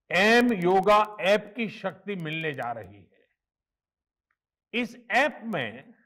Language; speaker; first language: Hindi; non-native, local second language; Gujarati